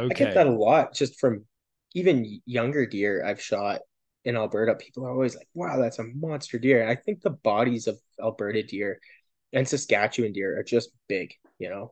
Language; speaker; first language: English; native; English